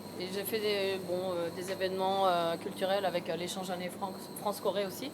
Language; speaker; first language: French; early bilingual, other home language; Korean